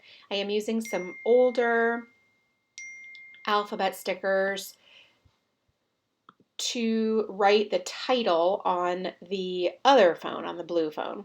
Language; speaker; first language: English; native; English